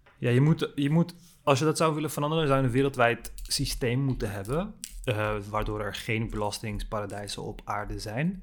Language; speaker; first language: Dutch; early bilingual, other home language; Turkish